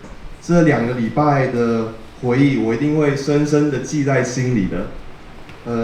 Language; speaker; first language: Chinese; early bilingual, heritage; Chinese